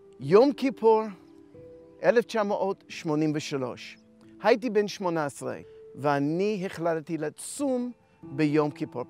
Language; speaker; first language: Hebrew; non-native, fluent; English